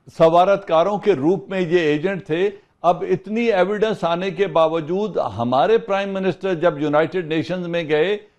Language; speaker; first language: Urdu; non-native, local second language; Punjabi